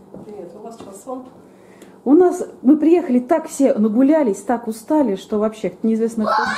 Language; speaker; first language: Russian; native; Russian